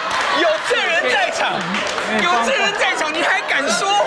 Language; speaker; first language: Chinese; native; Chinese